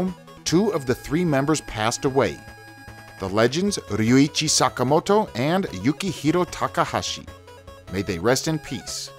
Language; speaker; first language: English; native; English